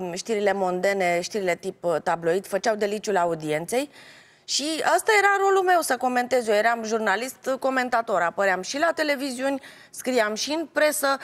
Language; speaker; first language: Romanian; native; Romanian